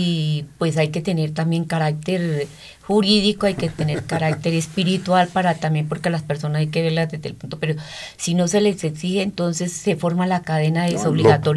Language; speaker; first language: Spanish; native; Spanish